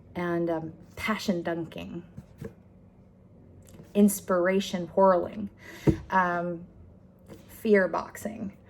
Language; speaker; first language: English; native; English